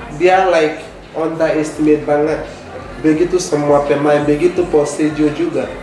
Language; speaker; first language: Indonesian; non-native, fluent; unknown